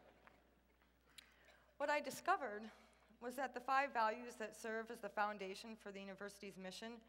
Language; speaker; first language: English; native; English